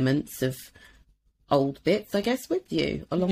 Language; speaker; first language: English; native; English